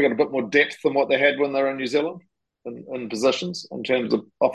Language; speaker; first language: English; native; English